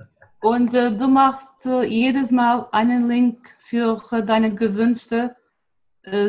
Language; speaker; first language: German; non-native, fluent; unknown